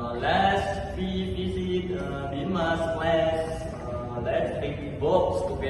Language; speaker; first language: English; non-native, learner; Indonesian